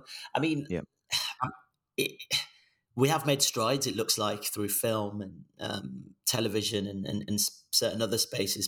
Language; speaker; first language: English; non-native, local second language; Yoruba